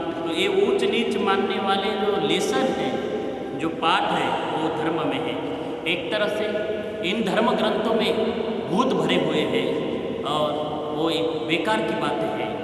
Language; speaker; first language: Hindi; non-native, local second language; Marathi